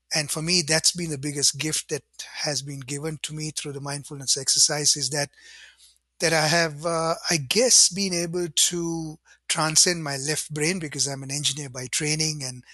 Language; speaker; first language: English; non-native, local second language; Sinhala